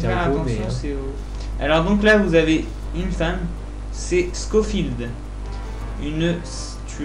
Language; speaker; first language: French; native; French